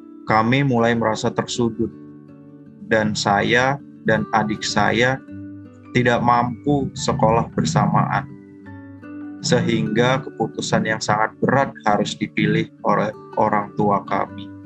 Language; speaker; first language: Indonesian; non-native, fluent; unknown